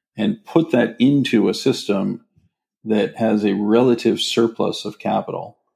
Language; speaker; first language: English; native; English